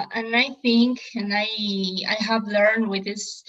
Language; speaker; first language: English; non-native, learner; Spanish